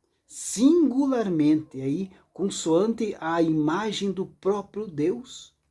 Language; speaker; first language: Portuguese; native; Portuguese